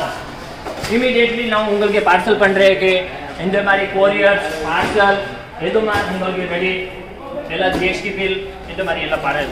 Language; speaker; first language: Tamil; non-native, learner; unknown